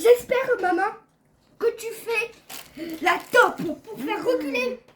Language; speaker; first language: French; native; French